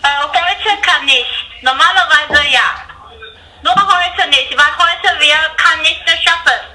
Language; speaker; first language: German; non-native, learner; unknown